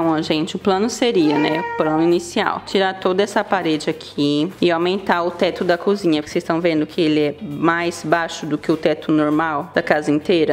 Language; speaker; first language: Portuguese; native; Portuguese